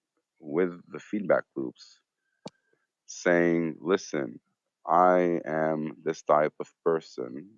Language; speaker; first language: English; non-native, fluent; Hebrew